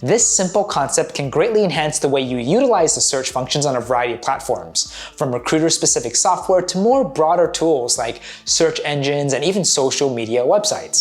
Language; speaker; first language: English; native; English